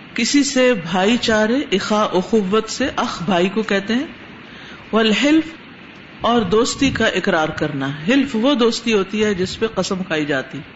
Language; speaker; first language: Urdu; non-native, local second language; Punjabi